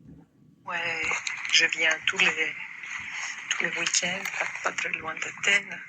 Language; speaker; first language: French; non-native, fluent; Greek